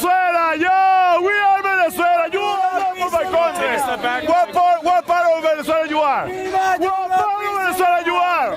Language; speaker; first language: English; non-native, learner; Spanish